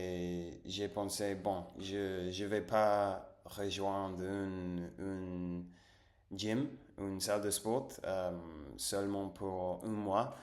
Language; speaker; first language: French; non-native, fluent; Spanish